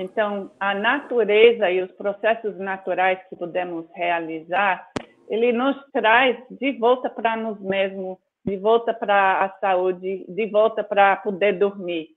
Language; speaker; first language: Portuguese; non-native, fluent; English